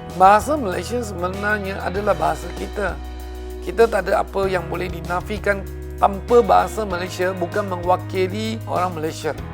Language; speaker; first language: Malay; non-native, local second language; Chinese